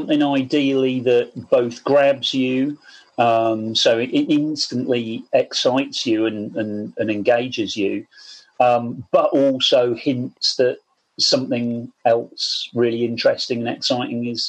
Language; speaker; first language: English; native; English